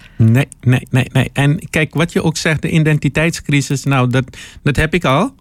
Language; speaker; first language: Dutch; early bilingual, other home language; Papiamento